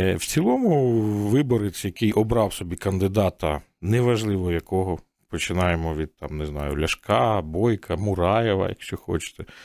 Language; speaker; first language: Ukrainian; native; Ukrainian